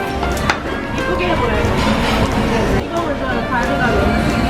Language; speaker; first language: Korean; early bilingual, heritage; Korean